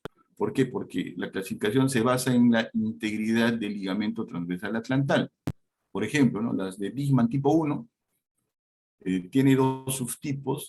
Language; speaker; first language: Spanish; native; Spanish